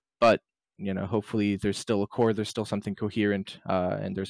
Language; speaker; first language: English; native; English